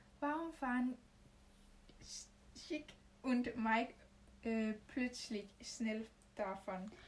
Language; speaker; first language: German; non-native, learner; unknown